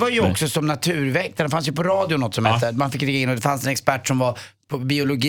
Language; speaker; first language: Swedish; native; Swedish